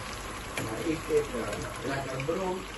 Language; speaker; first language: Dutch; non-native, local second language; Caribbean Hindustani